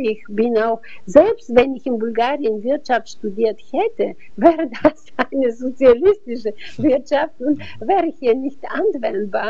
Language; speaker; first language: German; non-native, fluent; Bulgarian